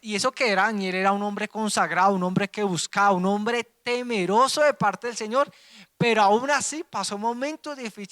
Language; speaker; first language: Spanish; native; Spanish